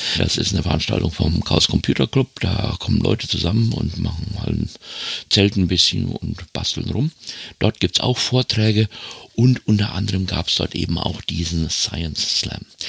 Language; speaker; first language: German; native; German